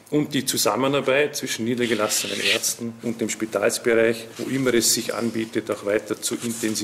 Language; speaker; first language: German; native; German